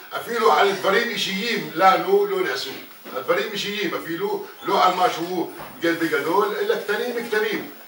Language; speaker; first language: Hebrew; non-native, local second language; Arabic